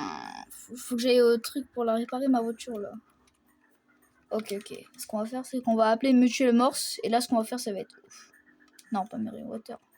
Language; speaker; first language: French; native; French